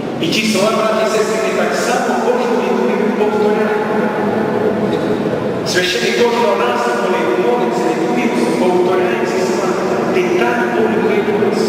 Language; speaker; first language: Ukrainian; non-native, local second language; Rusyn